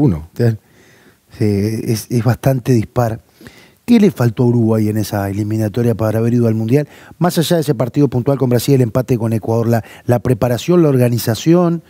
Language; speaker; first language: Spanish; native; Spanish